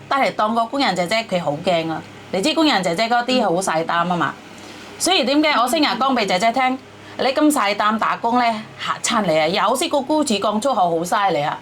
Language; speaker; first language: Cantonese; non-native, fluent; Javanese